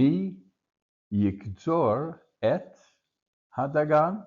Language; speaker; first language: Hebrew; non-native, learner; English